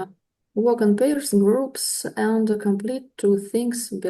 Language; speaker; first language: English; non-native, learner; Russian